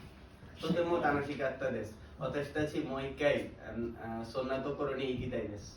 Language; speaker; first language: Japanese; non-native, learner; Bangla